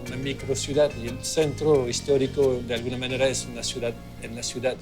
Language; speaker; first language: Spanish; non-native, fluent; Dutch